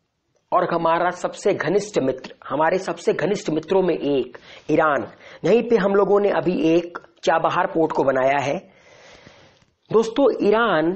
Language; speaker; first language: Hindi; native; Hindi